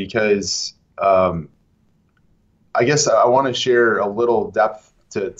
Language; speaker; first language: English; native; English